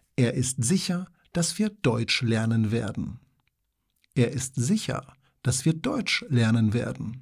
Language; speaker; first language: German; non-native, fluent; Polish